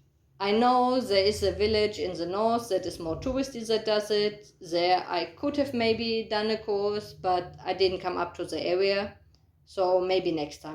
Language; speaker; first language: English; non-native, fluent; German